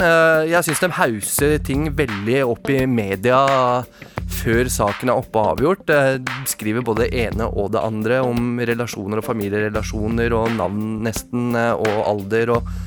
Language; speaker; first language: Norwegian; native; Norwegian